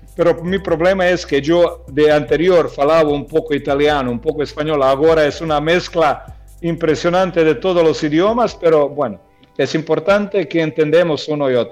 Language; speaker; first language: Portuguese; non-native, learner; Croatian